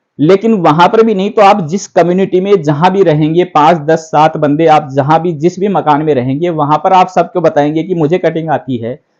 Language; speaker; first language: Hindi; native; Hindi